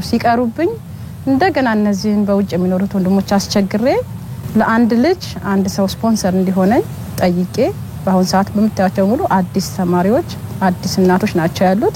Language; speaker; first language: Amharic; native; Amharic